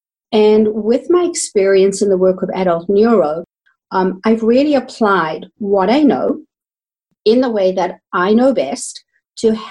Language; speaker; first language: English; native; English